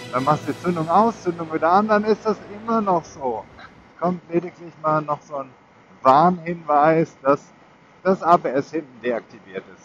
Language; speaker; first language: German; native; German